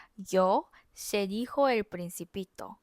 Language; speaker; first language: Spanish; non-native, fluent; Korean